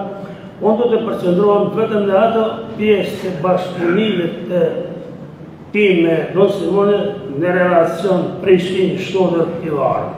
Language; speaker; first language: Albanian; native; Albanian